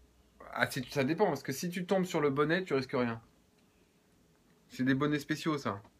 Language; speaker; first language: French; native; French